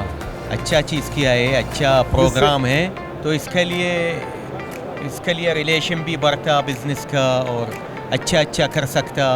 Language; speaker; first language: Hindi; non-native, learner; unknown